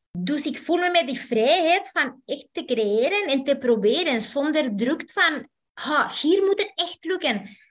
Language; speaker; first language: Dutch; non-native, fluent; Spanish